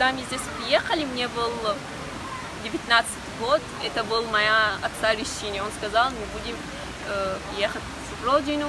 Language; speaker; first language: Russian; non-native, learner; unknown